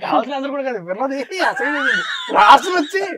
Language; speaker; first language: Telugu; native; Telugu